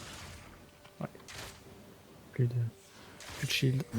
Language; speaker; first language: French; native; French